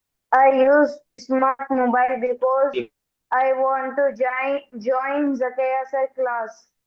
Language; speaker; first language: English; non-native, learner; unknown